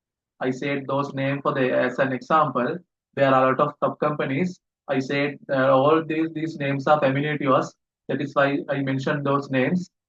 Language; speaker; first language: English; non-native, local second language; Sinhala